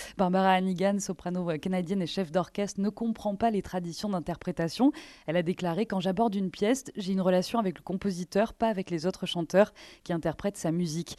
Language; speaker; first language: French; native; French